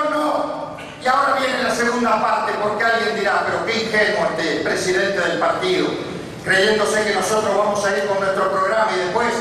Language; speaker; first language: Spanish; native; Spanish